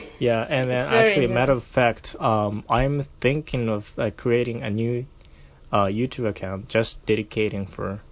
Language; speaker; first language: English; non-native, fluent; Japanese